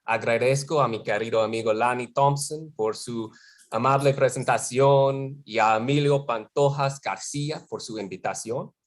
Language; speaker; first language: Spanish; non-native, fluent; English